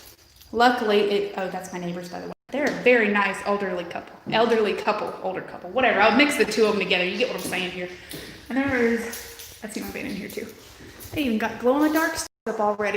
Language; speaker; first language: English; native; English